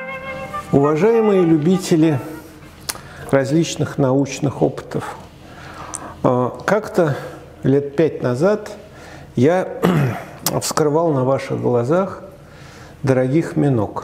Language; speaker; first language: Russian; native; Russian